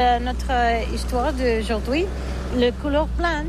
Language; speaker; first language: French; non-native, learner; Catalan